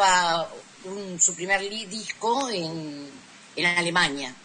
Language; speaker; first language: Spanish; native; Spanish